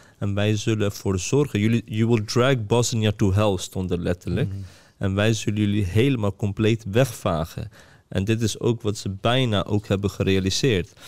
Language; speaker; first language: Dutch; early bilingual, other home language; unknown